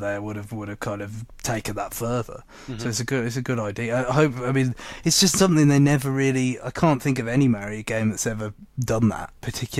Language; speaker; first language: English; native; English